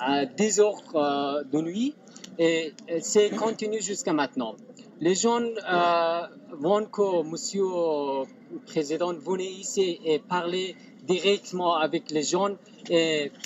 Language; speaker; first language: French; non-native, learner; Persian